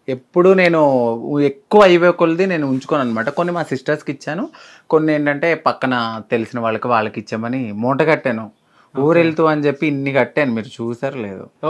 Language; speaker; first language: Telugu; native; Telugu